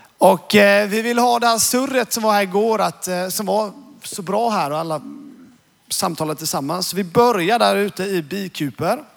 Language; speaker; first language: Swedish; native; Swedish